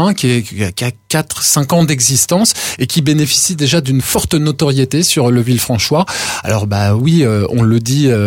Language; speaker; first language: French; native; French